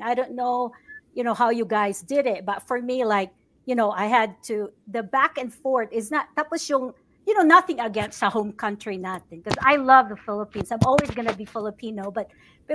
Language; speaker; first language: English; non-native, local second language; Cebuano